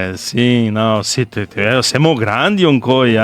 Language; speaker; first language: Italian; early bilingual, heritage; Portuguese